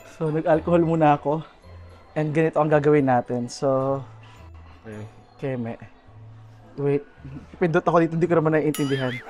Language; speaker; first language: Filipino; native; Filipino